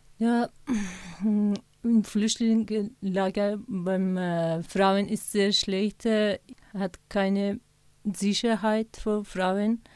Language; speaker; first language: German; non-native, learner; Persian